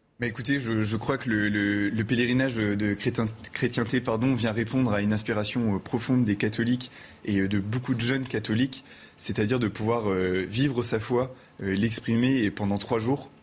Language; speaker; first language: French; native; French